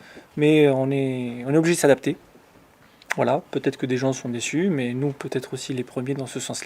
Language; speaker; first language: French; native; French